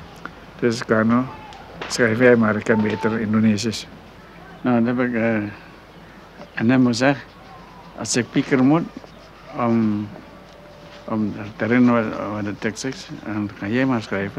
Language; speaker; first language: Dutch; non-native, local second language; Minangkabau